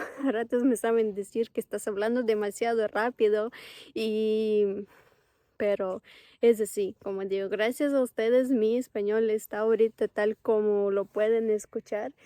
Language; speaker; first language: Spanish; non-native, fluent; Ukrainian